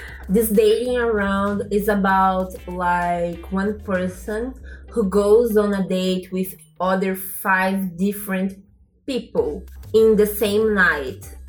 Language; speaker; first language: English; non-native, learner; Portuguese